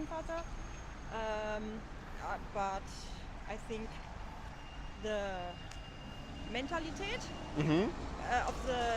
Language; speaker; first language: English; non-native, learner; German